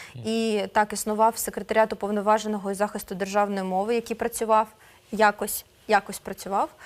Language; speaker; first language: Ukrainian; non-native, local second language; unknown